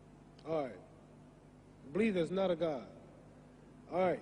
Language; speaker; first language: English; native; English